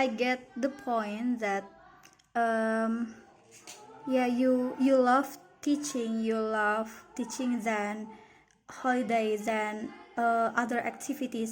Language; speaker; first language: English; non-native, learner; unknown